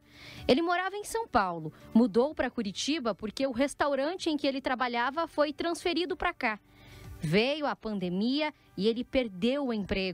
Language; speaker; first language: Portuguese; native; Portuguese